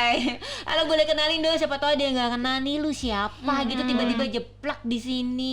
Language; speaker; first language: Indonesian; native; Indonesian